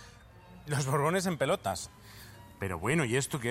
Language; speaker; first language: Spanish; native; Spanish